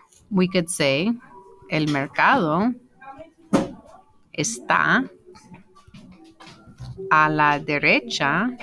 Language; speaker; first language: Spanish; non-native, fluent; English